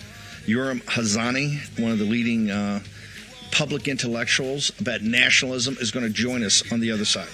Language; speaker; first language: English; native; English